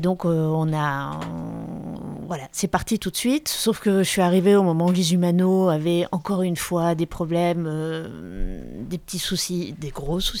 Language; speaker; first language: French; native; French